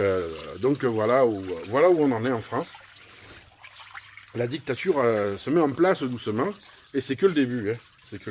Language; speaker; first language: French; native; French